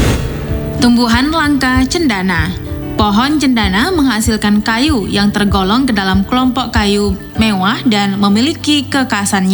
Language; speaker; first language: Indonesian; native; Indonesian